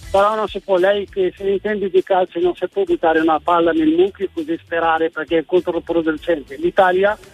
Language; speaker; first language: Italian; non-native, fluent; Arabic